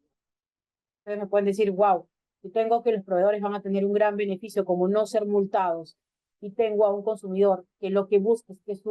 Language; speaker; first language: Spanish; native; Spanish